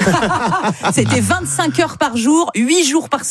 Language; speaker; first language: French; native; French